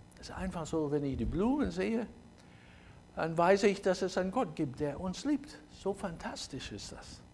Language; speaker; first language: German; non-native, fluent; English